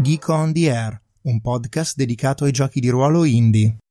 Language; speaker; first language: Italian; native; Italian